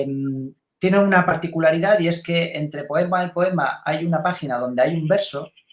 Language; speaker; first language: Spanish; native; Spanish